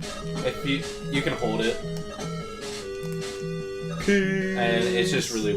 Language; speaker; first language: English; native; English